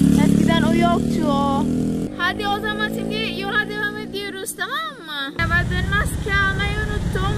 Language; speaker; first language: Turkish; non-native, learner; Javanese